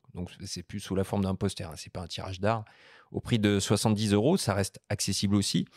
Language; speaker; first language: French; native; French